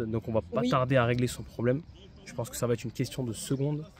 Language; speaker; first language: French; native; French